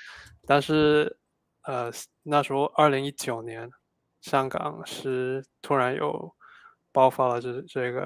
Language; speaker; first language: Chinese; non-native, fluent; English